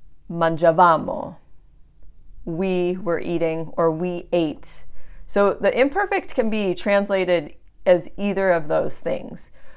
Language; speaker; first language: English; native; English